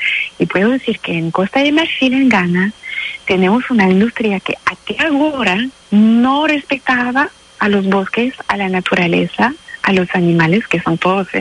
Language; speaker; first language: Spanish; non-native, fluent; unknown